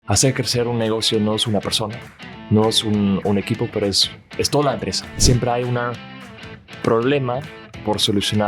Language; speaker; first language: Spanish; non-native, fluent; Dutch